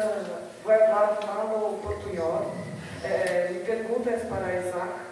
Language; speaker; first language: Portuguese; early bilingual, heritage; Spanish